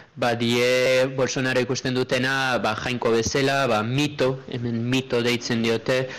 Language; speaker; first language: Basque; early bilingual, other home language; Portuguese